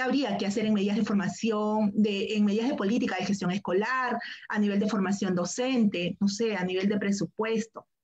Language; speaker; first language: Spanish; native; Spanish